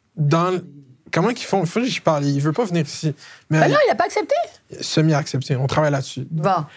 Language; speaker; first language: French; native; French